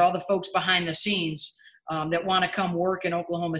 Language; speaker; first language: English; native; English